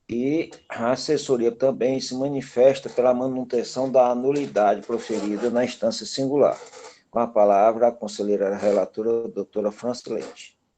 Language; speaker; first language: Portuguese; native; Portuguese